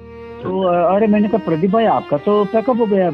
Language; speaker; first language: Hindi; native; Hindi